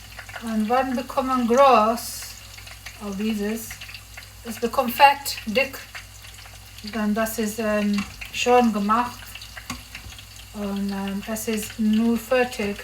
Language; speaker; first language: German; non-native, learner; English